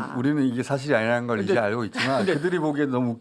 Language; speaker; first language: Korean; native; Korean